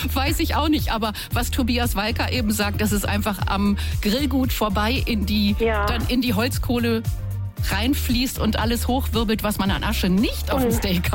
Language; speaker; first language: German; native; German